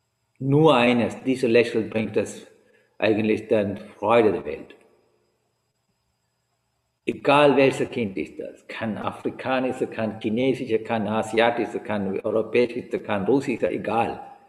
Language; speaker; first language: German; non-native, learner; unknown